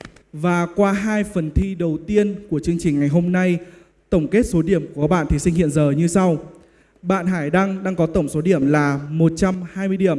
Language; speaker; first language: Vietnamese; native; Vietnamese